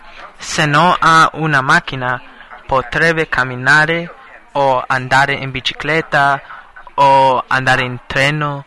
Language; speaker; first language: Italian; non-native, learner; English